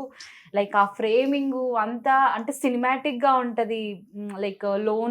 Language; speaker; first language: Telugu; native; Telugu